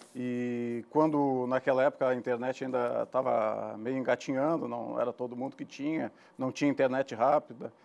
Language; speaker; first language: Portuguese; native; Portuguese